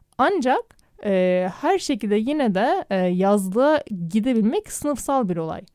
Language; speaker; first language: Turkish; native; Turkish